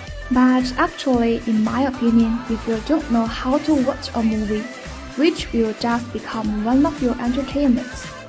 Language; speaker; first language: English; non-native, fluent; Chinese